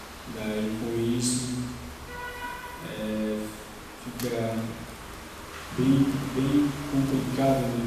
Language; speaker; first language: Portuguese; non-native, local second language; Guarani